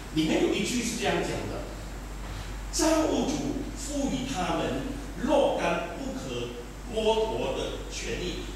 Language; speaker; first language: Chinese; native; Chinese